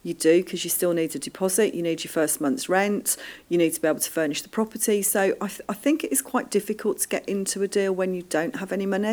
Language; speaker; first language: English; native; English